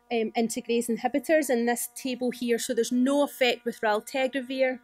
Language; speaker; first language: English; native; English